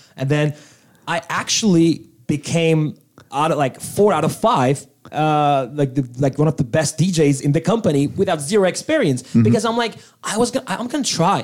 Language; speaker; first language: English; non-native, fluent; Turkish